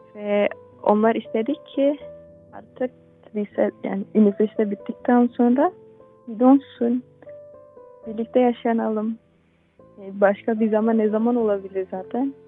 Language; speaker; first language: Turkish; non-native, fluent; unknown